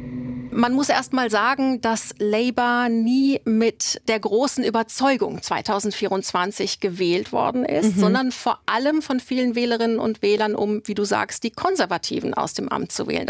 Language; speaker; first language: German; native; German